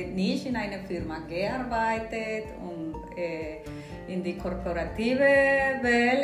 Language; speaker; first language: German; non-native, fluent; Spanish